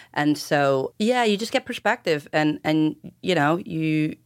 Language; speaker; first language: English; native; English